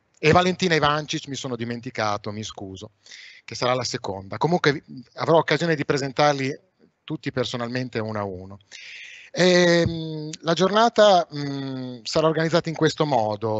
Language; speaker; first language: Italian; native; Italian